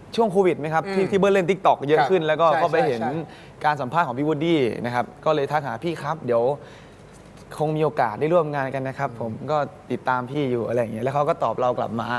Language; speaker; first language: Thai; native; Thai